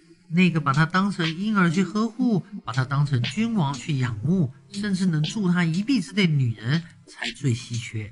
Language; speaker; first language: Chinese; native; Chinese